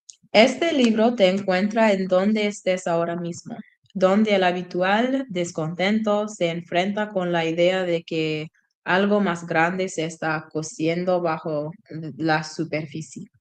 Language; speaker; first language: Spanish; non-native, learner; English